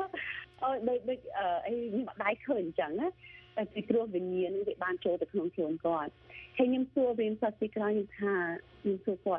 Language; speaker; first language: Khmer; early bilingual, heritage; Khmer